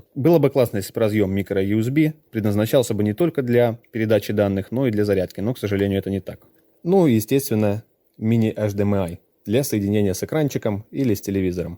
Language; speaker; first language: Russian; native; Russian